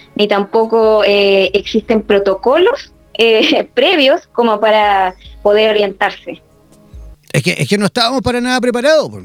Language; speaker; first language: Spanish; native; Spanish